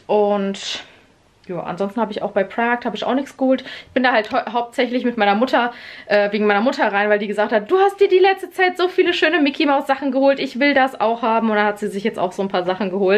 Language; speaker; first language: German; native; German